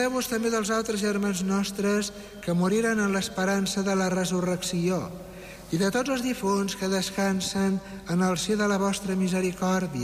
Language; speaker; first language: Catalan; native; Catalan